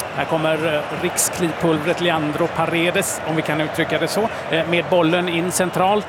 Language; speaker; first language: Swedish; native; Swedish